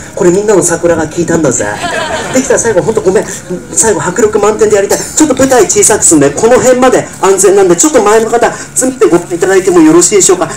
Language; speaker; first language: Japanese; non-native, fluent; English